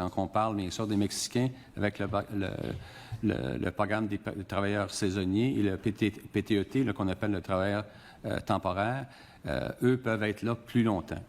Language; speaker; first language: French; native; French